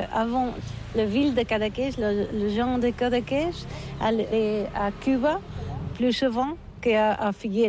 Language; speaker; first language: French; non-native, learner; Catalan